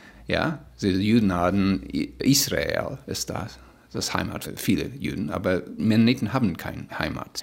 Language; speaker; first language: German; early bilingual, heritage; Plautdietsch